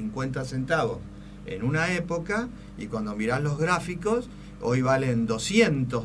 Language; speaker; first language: Spanish; native; Spanish